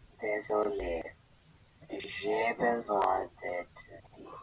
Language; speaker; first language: French; non-native, learner; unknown